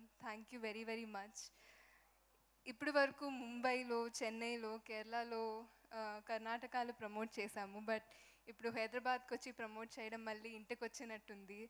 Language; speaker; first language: Telugu; non-native, fluent; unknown